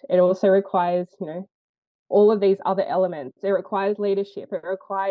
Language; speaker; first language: English; native; English